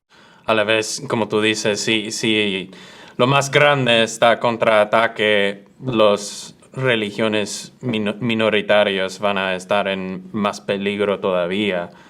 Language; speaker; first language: Spanish; early bilingual, other home language; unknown